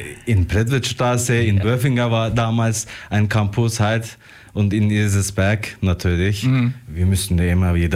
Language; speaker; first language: German; non-native, fluent; Turkish